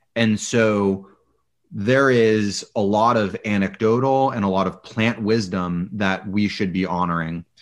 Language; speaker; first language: English; native; English